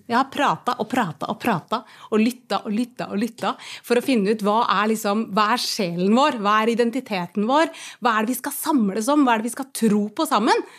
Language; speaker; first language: Norwegian; native; Norwegian